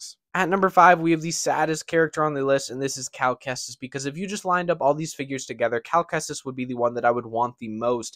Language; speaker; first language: English; native; English